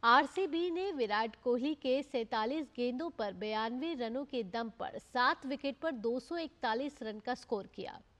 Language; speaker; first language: Hindi; native; Hindi